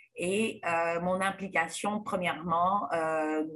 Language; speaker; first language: French; non-native, local second language; Lingala